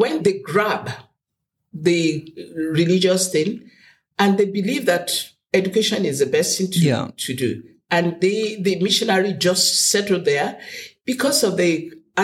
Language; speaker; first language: English; non-native, local second language; Yoruba